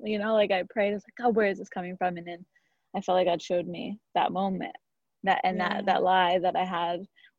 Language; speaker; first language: English; native; English